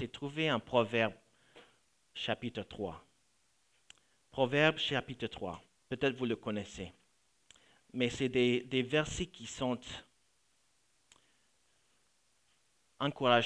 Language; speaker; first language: French; non-native, fluent; English